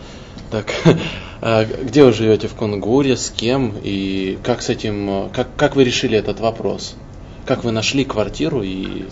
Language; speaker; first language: Russian; non-native, fluent; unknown